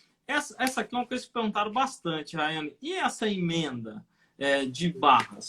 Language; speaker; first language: Portuguese; native; Portuguese